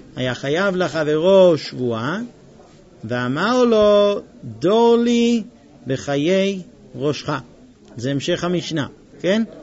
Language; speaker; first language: Hebrew; non-native, fluent; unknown